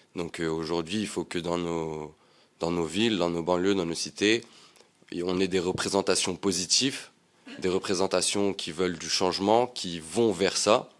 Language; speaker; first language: French; native; French